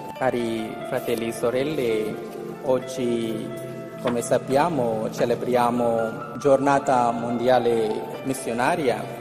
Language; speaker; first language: Italian; non-native, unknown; Telugu